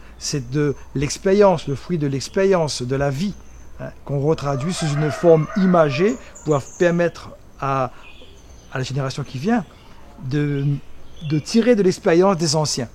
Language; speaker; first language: French; native; French